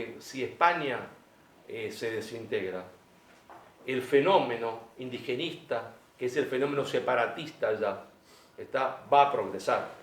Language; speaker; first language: Spanish; native; Spanish